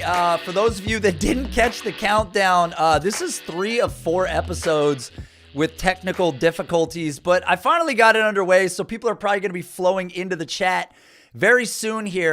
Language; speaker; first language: English; native; English